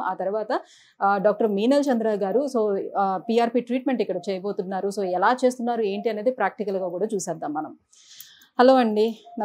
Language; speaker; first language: Telugu; native; Telugu